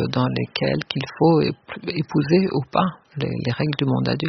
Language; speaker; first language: French; non-native, fluent; Spanish